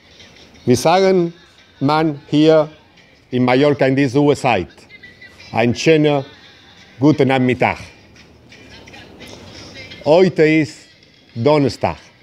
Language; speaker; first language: German; non-native, learner; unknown